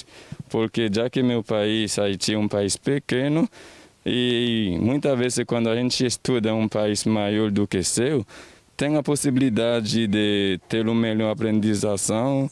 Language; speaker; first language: Portuguese; non-native, fluent; Haitian Creole